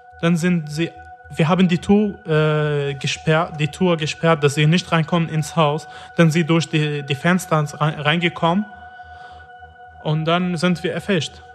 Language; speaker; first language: German; non-native, fluent; Arabic